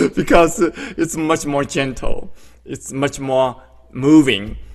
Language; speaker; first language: English; non-native, fluent; Chinese